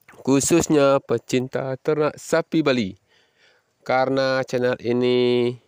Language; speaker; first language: Indonesian; non-native, local second language; Balinese